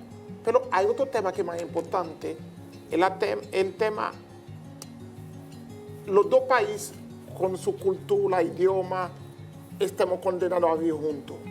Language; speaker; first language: Spanish; non-native, learner; Haitian Creole